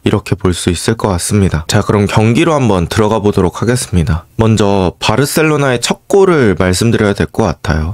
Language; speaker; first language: Korean; native; Korean